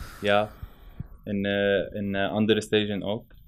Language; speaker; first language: Dutch; non-native, learner; Arabic